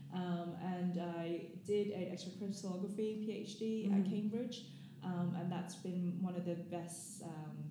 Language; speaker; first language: English; native; English